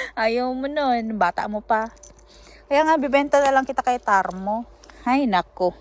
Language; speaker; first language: Filipino; non-native, local second language; Cebuano